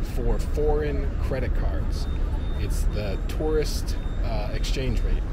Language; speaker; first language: English; native; English